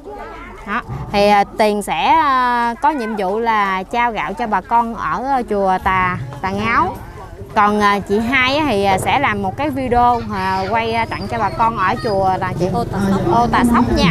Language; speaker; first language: Vietnamese; native; Vietnamese